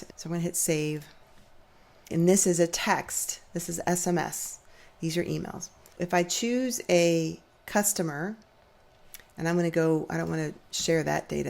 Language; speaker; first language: English; native; English